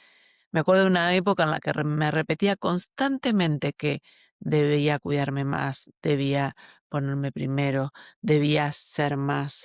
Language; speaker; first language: Spanish; native; Spanish